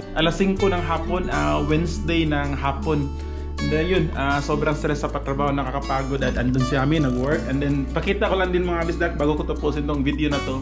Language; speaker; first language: Filipino; non-native, local second language; Cebuano